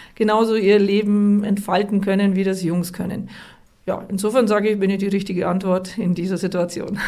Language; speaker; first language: German; native; German